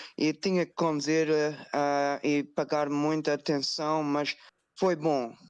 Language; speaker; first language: Portuguese; non-native, learner; English